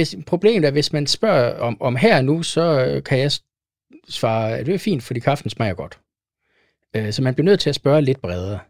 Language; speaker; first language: Danish; native; Danish